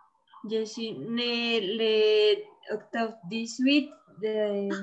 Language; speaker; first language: French; non-native, learner; Spanish